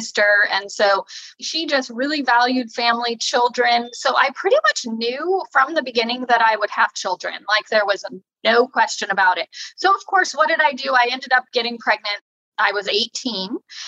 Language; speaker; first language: English; native; English